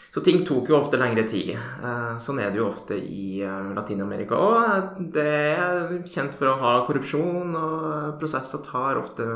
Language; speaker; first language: Norwegian; native; Norwegian